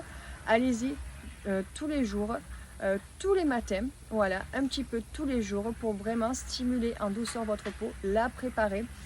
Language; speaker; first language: French; native; French